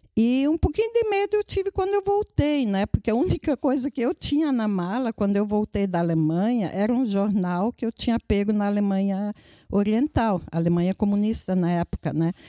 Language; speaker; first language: Portuguese; native; Portuguese